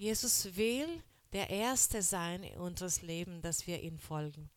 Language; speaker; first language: German; non-native, learner; Portuguese